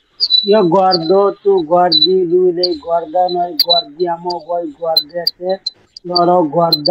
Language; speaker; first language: Italian; non-native, learner; Bangla